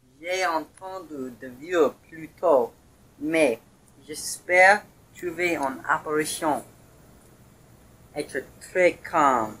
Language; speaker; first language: French; non-native, learner; English